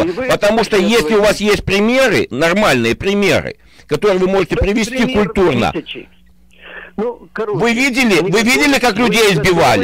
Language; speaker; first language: Russian; native; Russian